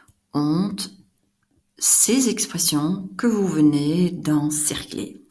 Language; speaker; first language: French; non-native, fluent; Dutch